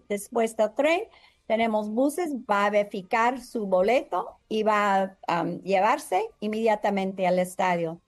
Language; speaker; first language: Spanish; non-native, learner; English